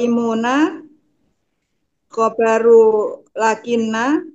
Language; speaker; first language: Arabic; non-native, learner; Indonesian